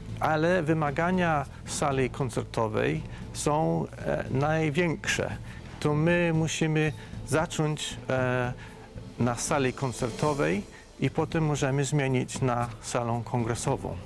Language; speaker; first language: Polish; non-native, fluent; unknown